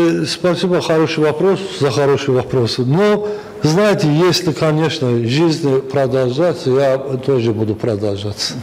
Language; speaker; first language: Russian; non-native, fluent; Azerbaijani